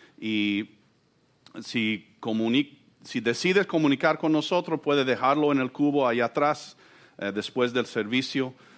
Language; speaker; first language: Spanish; non-native, fluent; English